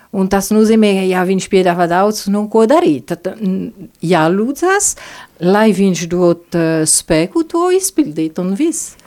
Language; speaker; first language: Latvian; non-native, fluent; French